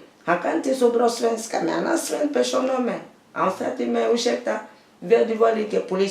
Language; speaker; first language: Swedish; non-native, learner; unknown